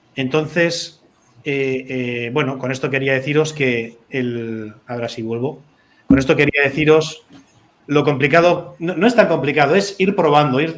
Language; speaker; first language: Spanish; native; Spanish